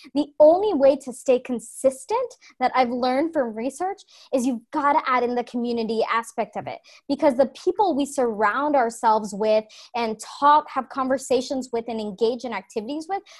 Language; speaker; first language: English; native; English